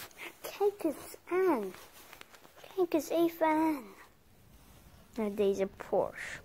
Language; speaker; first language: Dutch; non-native, learner; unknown